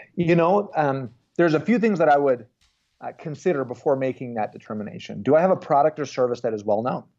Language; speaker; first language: English; native; English